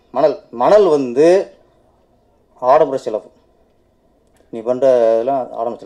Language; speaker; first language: Tamil; native; Tamil